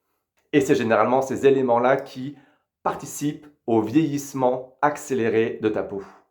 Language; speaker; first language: French; native; French